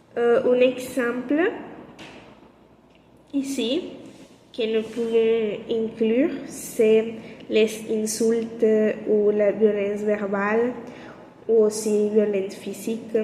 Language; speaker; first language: French; non-native, learner; Spanish